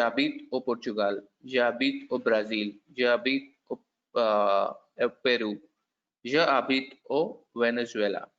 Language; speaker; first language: French; non-native, learner; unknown